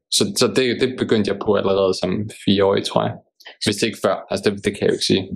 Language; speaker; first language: Danish; early bilingual, other home language; Bosnian